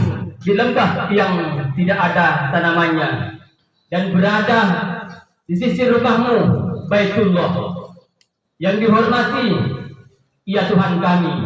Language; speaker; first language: Indonesian; native; Indonesian